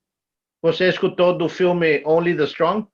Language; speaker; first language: Portuguese; non-native, learner; English